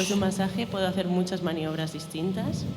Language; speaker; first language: Spanish; native; Spanish